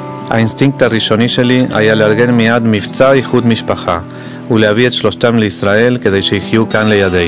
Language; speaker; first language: Hebrew; non-native, fluent; Spanish